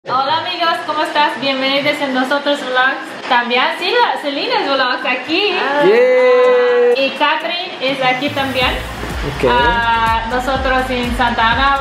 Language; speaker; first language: Spanish; non-native, learner; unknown